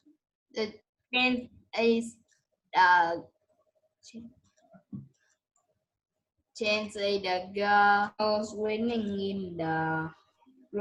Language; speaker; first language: English; non-native, learner; Vietnamese